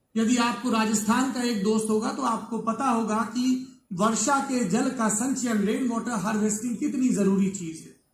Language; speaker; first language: Hindi; native; Hindi